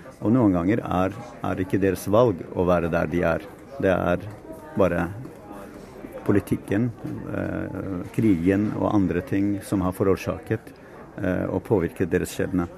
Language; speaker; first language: Norwegian; non-native, fluent; Kurdish